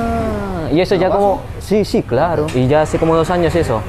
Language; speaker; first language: Spanish; non-native, fluent; Min Nan Chinese